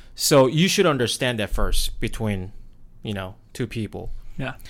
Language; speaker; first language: English; non-native, fluent; Korean